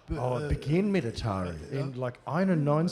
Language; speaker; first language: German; non-native, learner; English